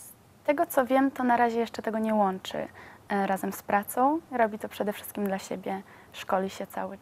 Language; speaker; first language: Polish; native; Polish